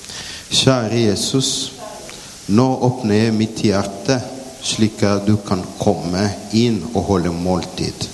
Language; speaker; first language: Norwegian; non-native, fluent; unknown